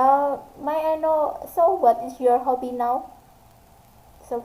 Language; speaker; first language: English; non-native, learner; Indonesian